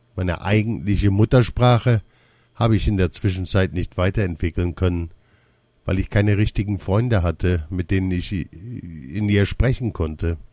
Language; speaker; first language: German; early bilingual, other home language; Russian